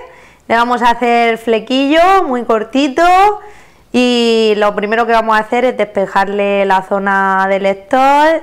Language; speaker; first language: Spanish; native; Spanish